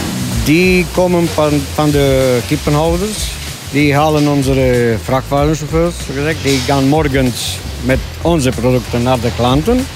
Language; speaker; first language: Dutch; non-native, learner; Romanian